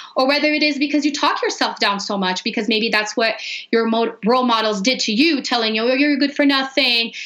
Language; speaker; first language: English; non-native, fluent; Portuguese